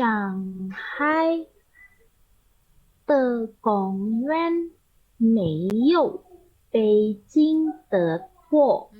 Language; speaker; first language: Chinese; non-native, learner; Indonesian